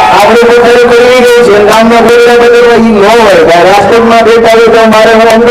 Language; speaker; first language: Gujarati; native; Gujarati